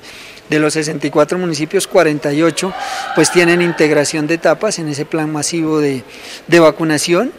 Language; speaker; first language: Spanish; native; Spanish